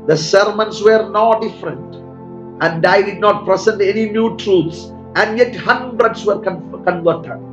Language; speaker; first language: English; non-native, local second language; Malayalam